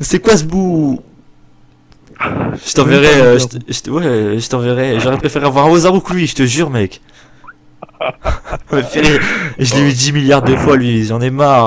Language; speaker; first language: French; native; French